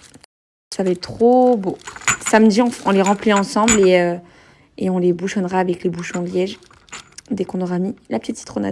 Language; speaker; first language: French; native; French